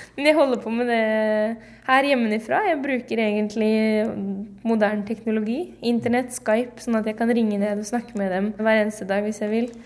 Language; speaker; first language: Norwegian; native; Norwegian